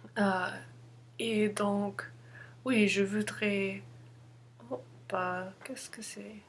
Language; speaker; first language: French; non-native, learner; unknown